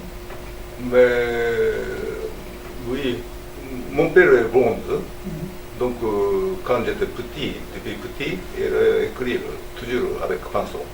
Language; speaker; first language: French; non-native, learner; Japanese